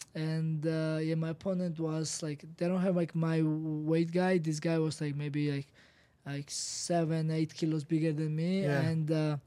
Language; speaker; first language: English; non-native, learner; Georgian